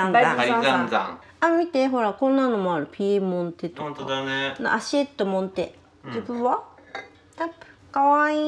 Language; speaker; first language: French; non-native, learner; Japanese